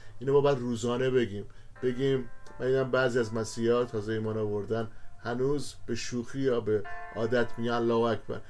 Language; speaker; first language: Persian; native; Persian